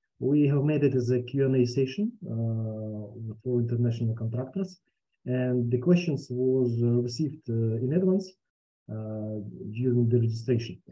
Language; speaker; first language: English; non-native, fluent; Russian